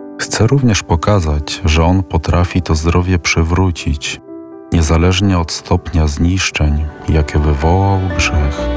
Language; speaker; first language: Polish; native; Polish